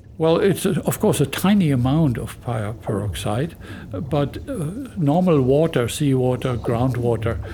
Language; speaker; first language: English; non-native, fluent; German